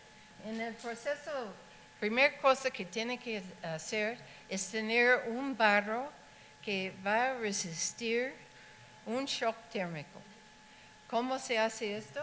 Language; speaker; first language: Spanish; non-native, fluent; English